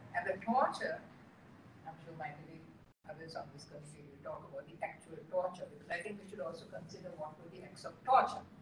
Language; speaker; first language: English; non-native, local second language; Sinhala